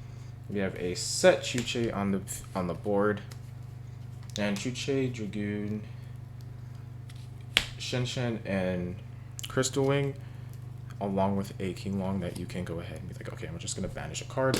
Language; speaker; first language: English; native; English